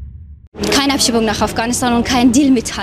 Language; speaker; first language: German; non-native, fluent; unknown